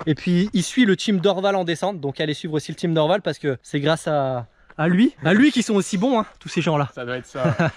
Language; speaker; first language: French; native; French